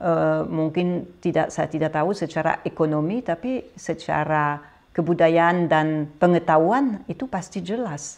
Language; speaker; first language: Indonesian; non-native, fluent; French